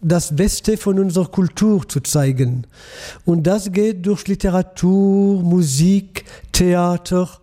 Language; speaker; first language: German; non-native, fluent; French